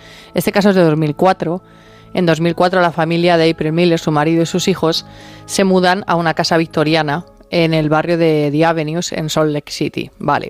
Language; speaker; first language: Spanish; native; Spanish